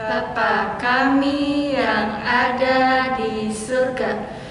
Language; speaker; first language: Indonesian; native; Indonesian